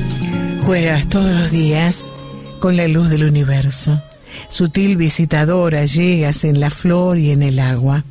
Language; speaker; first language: Spanish; native; Spanish